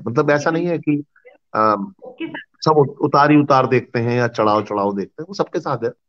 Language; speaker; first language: Hindi; native; Hindi